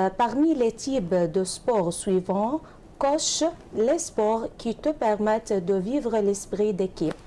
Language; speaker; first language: French; non-native, fluent; Arabic